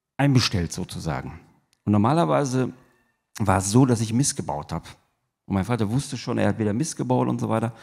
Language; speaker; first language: German; early bilingual, other home language; Turkish